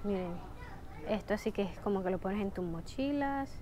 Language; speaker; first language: Spanish; early bilingual, heritage; Spanish